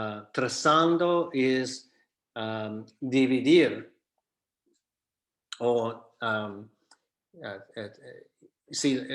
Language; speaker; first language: Spanish; non-native, fluent; English